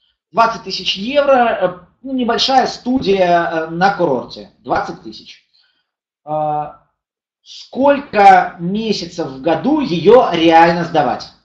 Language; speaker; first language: Russian; native; Russian